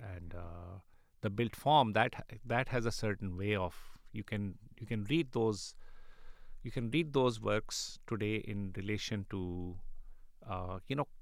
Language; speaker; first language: English; non-native, local second language; Urdu